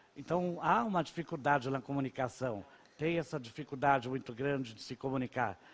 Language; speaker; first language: Portuguese; non-native, local second language; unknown